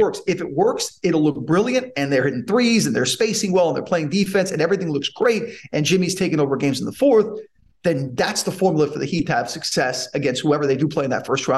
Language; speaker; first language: English; native; English